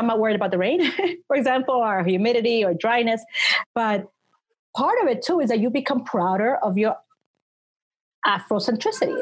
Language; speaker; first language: English; early bilingual, other home language; Spanish